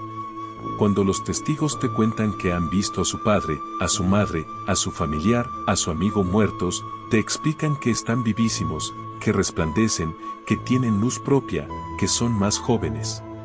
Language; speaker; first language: Spanish; native; Spanish